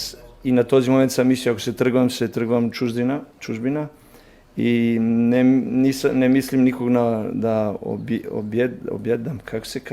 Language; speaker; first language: Bulgarian; non-native, learner; Serbian